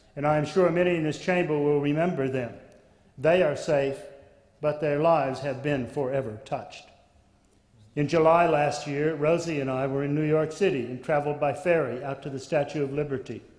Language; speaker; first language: English; native; English